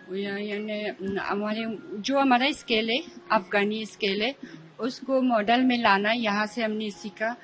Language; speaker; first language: Hindi; non-native, fluent; Persian